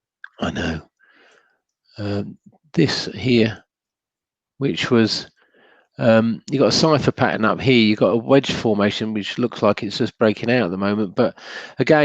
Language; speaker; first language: English; native; English